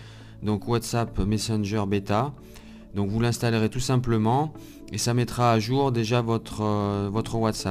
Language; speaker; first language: French; native; French